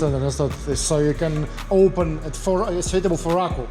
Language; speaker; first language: English; non-native, learner; Russian